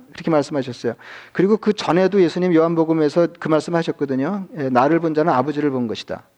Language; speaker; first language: Korean; native; Korean